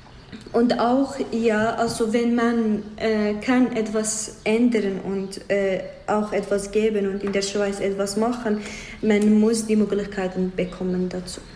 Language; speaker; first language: German; non-native, fluent; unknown